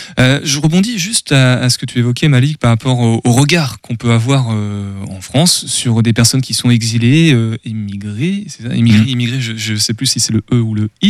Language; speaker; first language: French; native; French